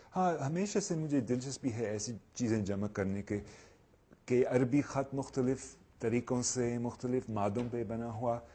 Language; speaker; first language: Urdu; non-native, fluent; English